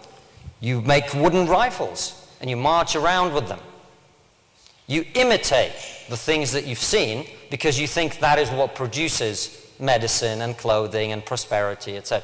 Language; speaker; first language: English; early bilingual, other home language; Russian